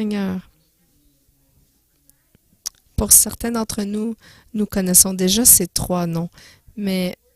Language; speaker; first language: French; non-native, fluent; English